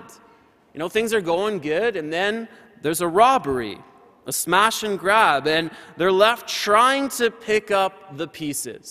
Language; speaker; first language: English; native; English